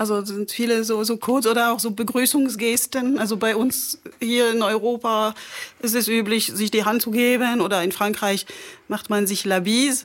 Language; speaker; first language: German; non-native, fluent; French